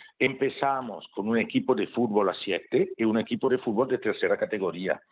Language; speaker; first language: Spanish; non-native, fluent; Italian